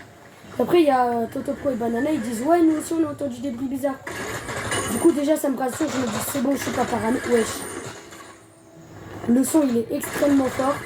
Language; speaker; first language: French; native; French